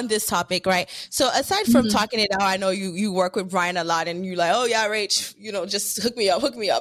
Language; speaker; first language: English; non-native, fluent; French